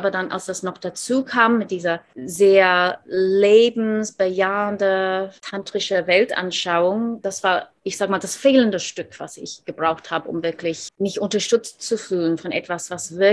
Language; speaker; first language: German; non-native, fluent; English